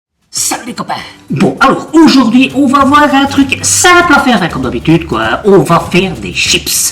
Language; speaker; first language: French; native; French